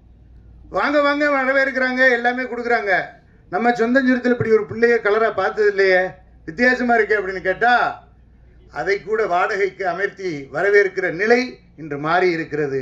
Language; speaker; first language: Tamil; native; Tamil